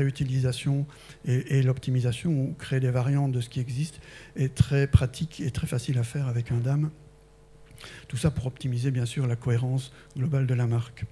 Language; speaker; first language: French; native; French